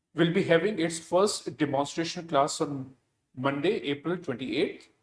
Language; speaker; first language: English; non-native, local second language; Punjabi